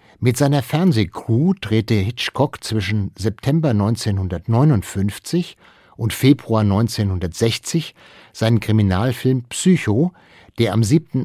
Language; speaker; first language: German; native; German